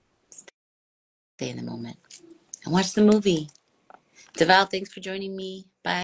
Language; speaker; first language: English; native; English